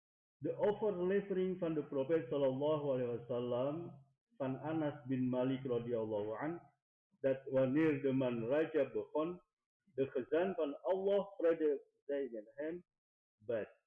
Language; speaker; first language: Dutch; non-native, fluent; Indonesian